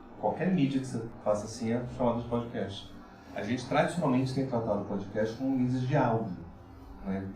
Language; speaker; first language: Portuguese; native; Portuguese